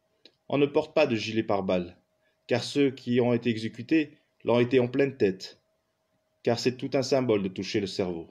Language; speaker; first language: French; non-native, local second language; Kabyle